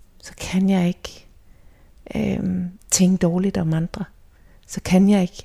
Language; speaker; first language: Danish; native; Danish